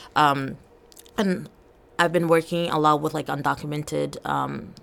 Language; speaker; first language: English; early bilingual, other home language; Portuguese